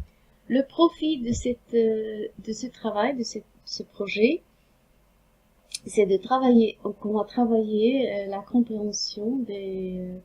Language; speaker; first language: French; non-native, fluent; Norwegian